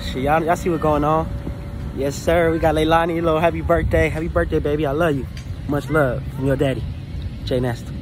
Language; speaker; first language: English; early bilingual, other home language; Spanish